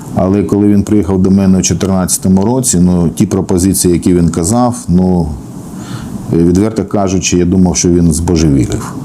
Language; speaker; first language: Ukrainian; non-native, local second language; Russian